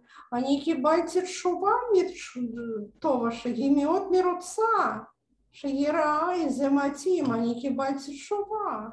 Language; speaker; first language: Hebrew; non-native, learner; Russian